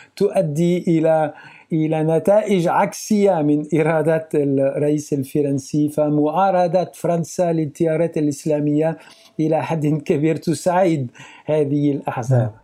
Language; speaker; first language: Arabic; non-native, fluent; French